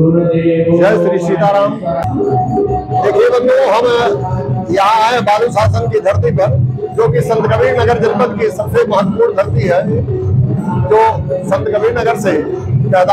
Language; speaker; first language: Hindi; native; Hindi